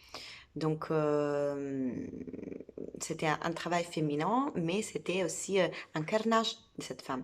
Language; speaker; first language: French; non-native, fluent; Italian